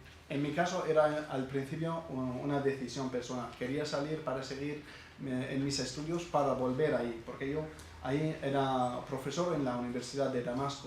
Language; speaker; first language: Spanish; non-native, fluent; Arabic